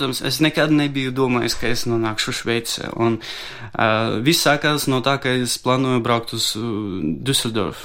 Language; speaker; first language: Latvian; non-native, local second language; Russian